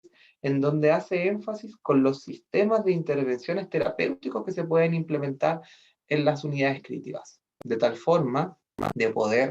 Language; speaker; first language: Spanish; native; Spanish